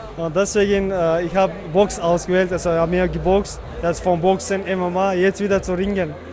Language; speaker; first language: German; non-native, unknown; Chechen